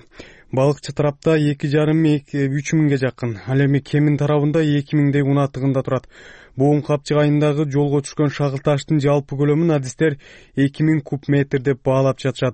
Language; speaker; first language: Kyrgyz; native; Kyrgyz